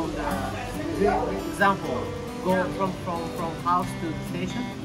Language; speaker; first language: English; non-native, learner; Japanese